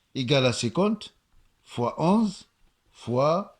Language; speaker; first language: French; non-native, local second language; Arabic